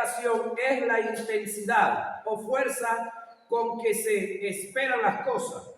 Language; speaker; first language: Spanish; native; Spanish